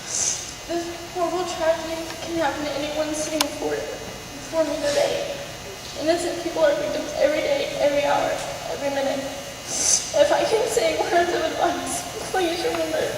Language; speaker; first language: English; native; English